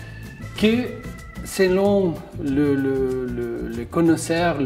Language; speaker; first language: French; non-native, fluent; Spanish